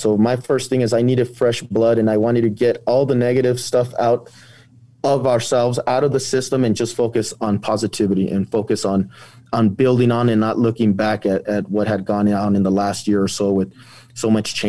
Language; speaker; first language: English; native; English